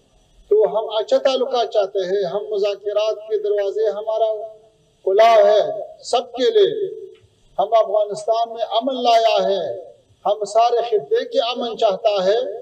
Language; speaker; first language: Hindi; non-native, fluent; Pashto